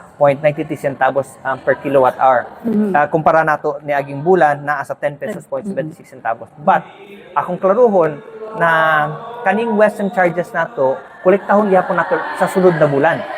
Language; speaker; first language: Cebuano; native; Cebuano